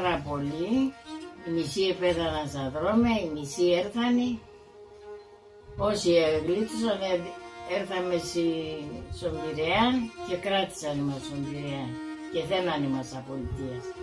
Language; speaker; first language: Greek; early bilingual, other home language; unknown